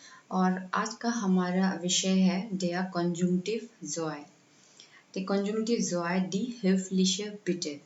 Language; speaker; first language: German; non-native, fluent; Hindi